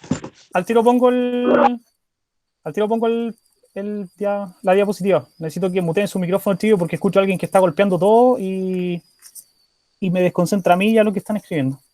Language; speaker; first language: Spanish; native; Spanish